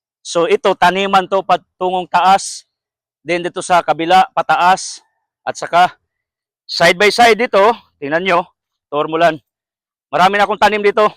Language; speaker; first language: Filipino; non-native, local second language; Cebuano